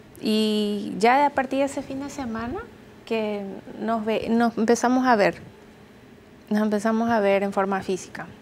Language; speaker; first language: Spanish; native; Spanish